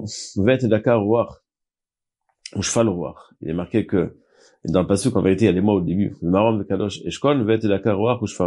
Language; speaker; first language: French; native; French